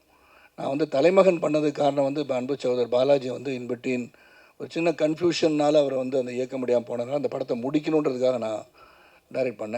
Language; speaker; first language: Tamil; native; Tamil